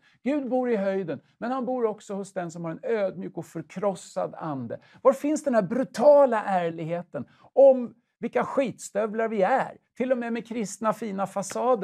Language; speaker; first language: Swedish; native; Swedish